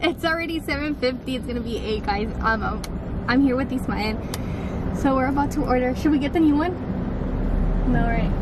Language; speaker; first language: English; early bilingual, other home language; Spanish